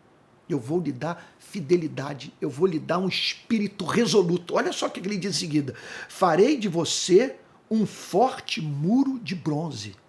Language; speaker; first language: Portuguese; native; Portuguese